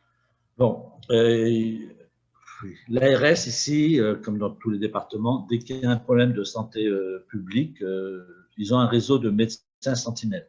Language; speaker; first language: French; native; French